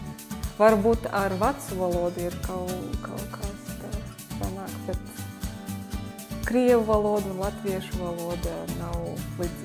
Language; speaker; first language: Latvian; non-native, learner; Russian